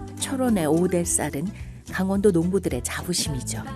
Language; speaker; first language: Korean; native; Korean